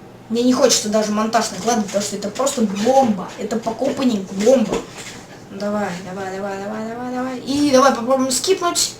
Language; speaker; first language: Russian; native; Russian